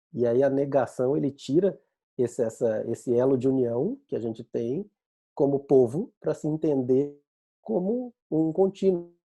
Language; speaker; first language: Portuguese; native; Portuguese